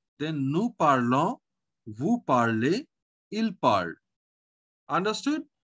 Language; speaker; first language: French; non-native, fluent; Bangla